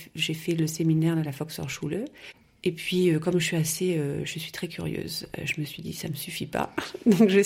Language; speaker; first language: French; native; French